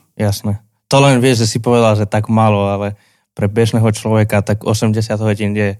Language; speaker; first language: Slovak; native; Slovak